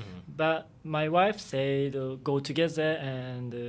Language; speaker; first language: English; non-native, learner; Japanese